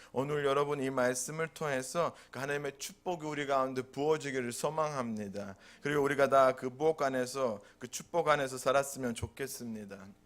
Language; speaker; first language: Korean; non-native, fluent; Turkish